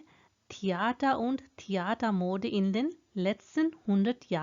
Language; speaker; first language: German; non-native, fluent; Hindi